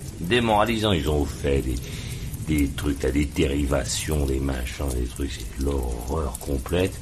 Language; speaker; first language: French; native; French